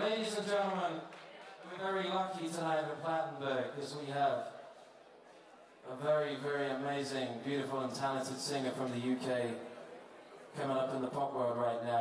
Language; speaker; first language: English; native; English